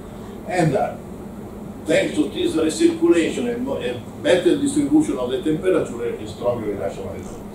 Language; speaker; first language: English; non-native, learner; Italian